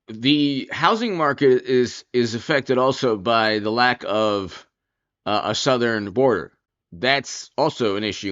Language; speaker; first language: English; native; English